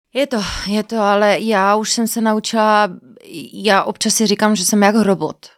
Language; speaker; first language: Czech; non-native, fluent; Spanish